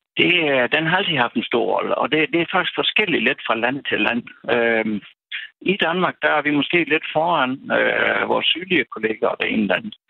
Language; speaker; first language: Danish; native; Danish